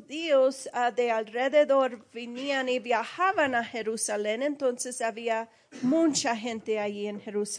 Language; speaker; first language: Spanish; early bilingual, heritage; Spanish